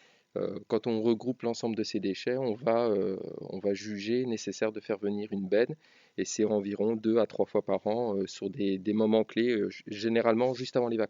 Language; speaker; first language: French; native; French